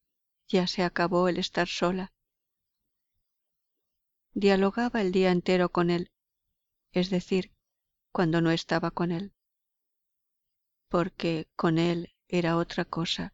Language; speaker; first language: Spanish; native; Spanish